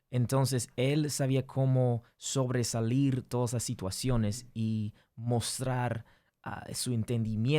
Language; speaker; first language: Spanish; early bilingual, heritage; English